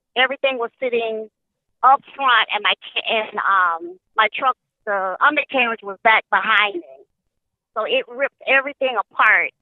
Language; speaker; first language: English; native; English